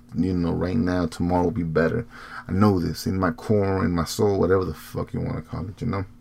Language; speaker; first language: English; early bilingual, heritage; Spanish